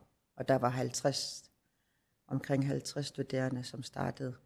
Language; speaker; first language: Danish; non-native, local second language; Kalaallisut